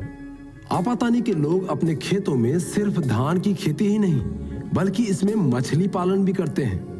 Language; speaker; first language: Hindi; native; Hindi